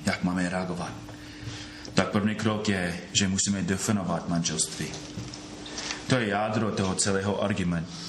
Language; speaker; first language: Czech; non-native, fluent; English